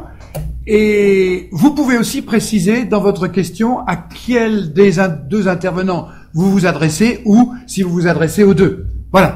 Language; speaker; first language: French; native; French